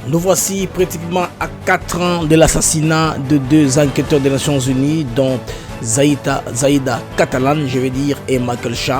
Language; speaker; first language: French; non-native, local second language; Lingala